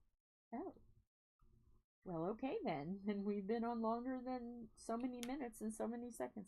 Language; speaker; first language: English; native; English